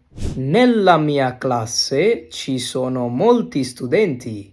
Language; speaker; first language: Italian; non-native, learner; Bangla